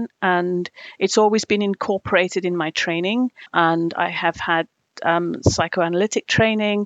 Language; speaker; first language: English; non-native, local second language; Tamil